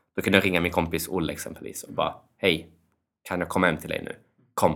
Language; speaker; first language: Swedish; early bilingual, other home language; Albanian